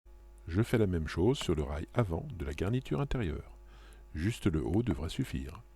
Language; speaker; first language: French; native; French